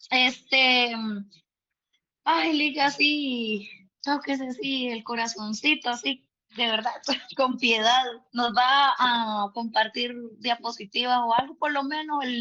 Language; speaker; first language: Spanish; native; Spanish